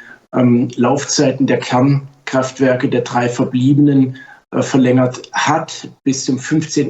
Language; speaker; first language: German; native; German